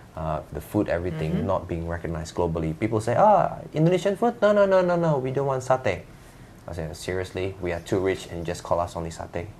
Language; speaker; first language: English; non-native, fluent; Indonesian